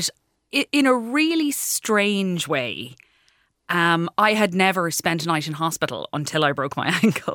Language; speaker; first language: English; native; English